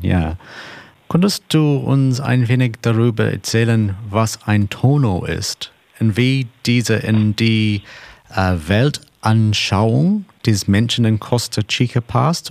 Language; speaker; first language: German; non-native, learner; English